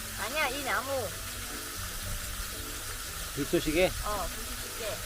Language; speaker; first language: Korean; non-native, learner; Vietnamese